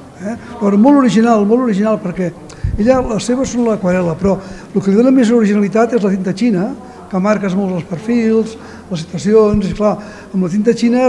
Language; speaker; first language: Catalan; native; Catalan